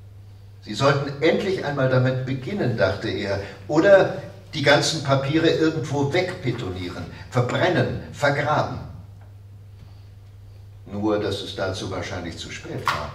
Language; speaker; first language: German; native; German